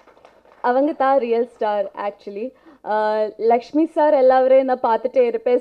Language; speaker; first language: Tamil; non-native, fluent; Malayalam